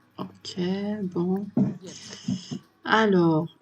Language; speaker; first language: French; native; French